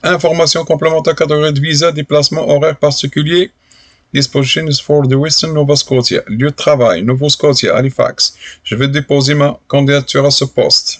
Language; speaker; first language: French; non-native, local second language; Arabic